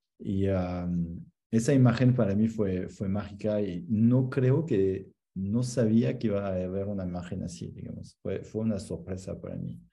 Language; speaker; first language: Spanish; non-native, fluent; French